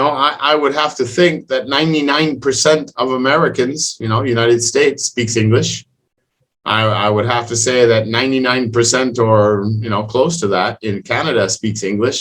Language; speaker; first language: English; non-native, fluent; French